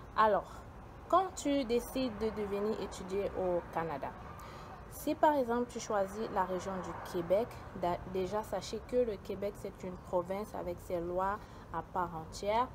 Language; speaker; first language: French; native; French